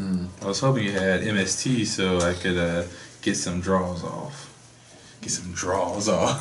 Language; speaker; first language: English; native; English